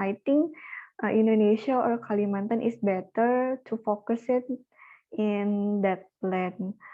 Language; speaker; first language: English; non-native, learner; Indonesian